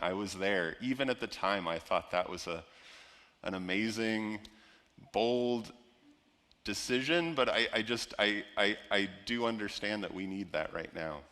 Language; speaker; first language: English; native; English